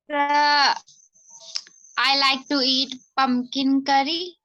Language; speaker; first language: English; non-native, learner; Hindi